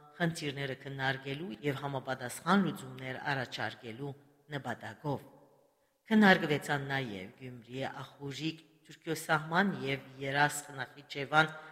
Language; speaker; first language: Armenian; early bilingual, heritage; Armenian